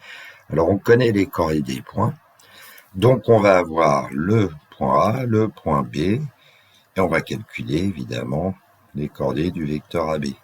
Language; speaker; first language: French; native; French